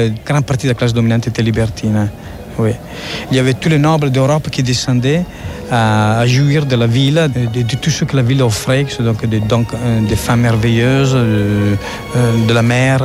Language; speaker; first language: French; non-native, fluent; Italian